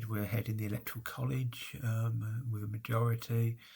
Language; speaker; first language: English; native; English